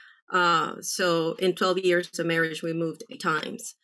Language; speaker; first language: English; early bilingual, other home language; Spanish